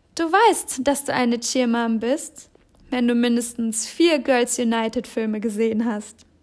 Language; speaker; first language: German; native; German